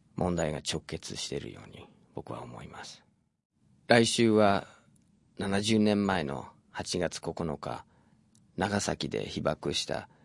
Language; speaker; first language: Japanese; non-native, fluent; English